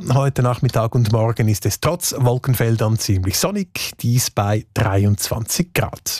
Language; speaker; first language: German; native; German